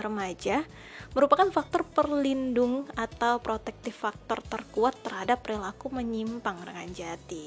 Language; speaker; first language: Indonesian; native; Indonesian